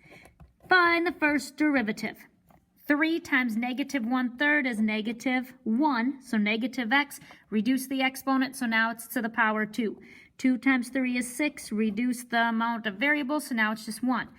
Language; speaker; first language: English; native; English